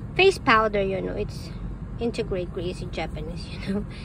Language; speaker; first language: English; non-native, local second language; Filipino